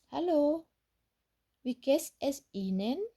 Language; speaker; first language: German; non-native, fluent; Thai